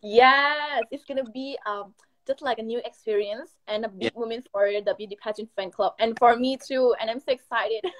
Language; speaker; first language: English; non-native, learner; Thai